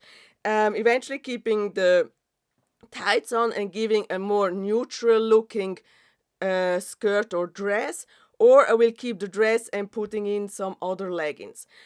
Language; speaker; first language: English; non-native, fluent; German